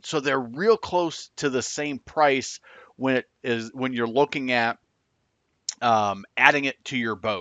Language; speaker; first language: English; native; English